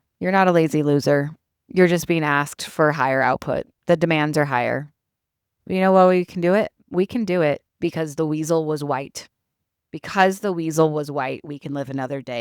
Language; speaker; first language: English; native; English